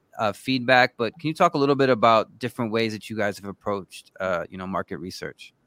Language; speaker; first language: English; native; English